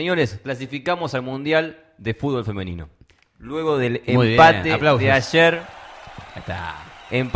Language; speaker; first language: Spanish; native; Spanish